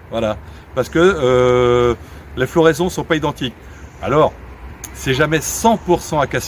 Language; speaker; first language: French; native; French